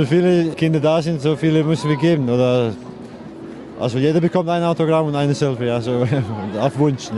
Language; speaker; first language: German; non-native, fluent; Icelandic